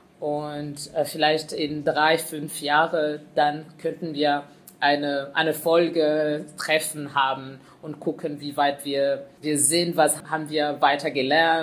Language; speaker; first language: German; non-native, fluent; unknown